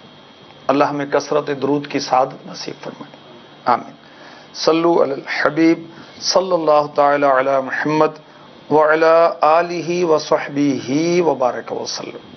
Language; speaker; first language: Urdu; native; Urdu